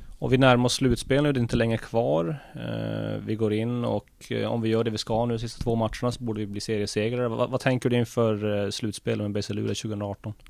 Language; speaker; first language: Swedish; native; Swedish